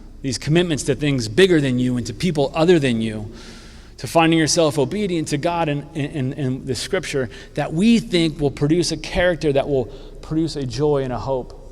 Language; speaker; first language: English; native; English